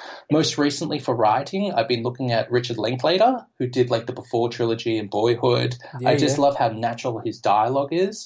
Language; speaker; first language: English; native; English